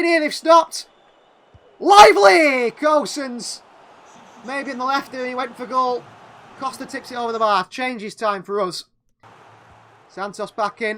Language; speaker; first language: English; native; English